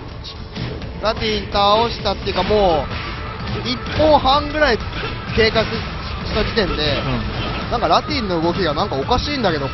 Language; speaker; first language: Japanese; native; Japanese